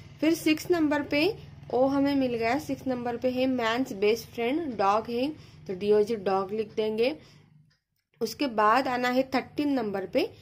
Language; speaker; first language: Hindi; non-native, local second language; Marathi